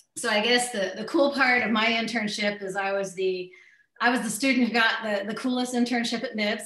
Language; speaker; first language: English; native; English